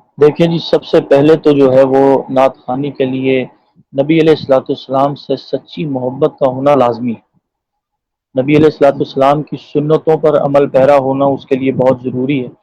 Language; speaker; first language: Urdu; non-native, local second language; Punjabi